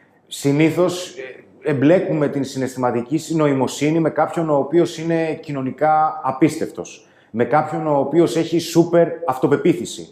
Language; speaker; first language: Greek; native; Greek